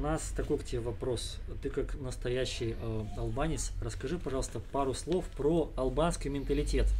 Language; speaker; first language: Russian; native; Russian